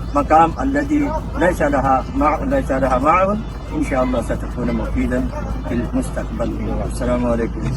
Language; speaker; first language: Arabic; non-native, fluent; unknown